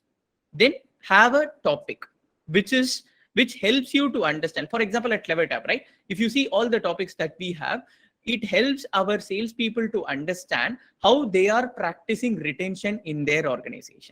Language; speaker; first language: English; non-native, local second language; Tamil